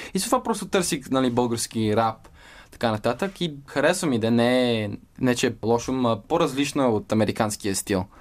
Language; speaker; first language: Bulgarian; early bilingual, heritage; Bulgarian